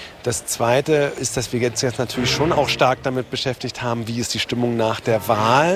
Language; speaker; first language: German; native; German